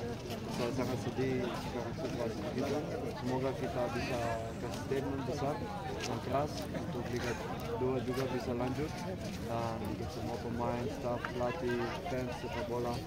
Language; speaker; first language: Indonesian; non-native, fluent; Dutch